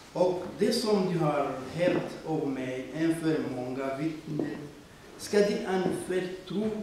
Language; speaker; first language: Swedish; non-native, fluent; Rundi